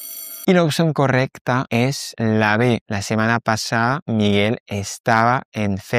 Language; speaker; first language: Spanish; non-native, fluent; French